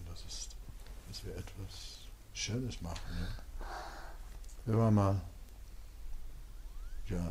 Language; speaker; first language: German; non-native, fluent; Dutch